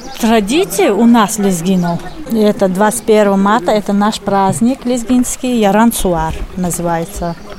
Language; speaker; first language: Russian; non-native, local second language; Lezghian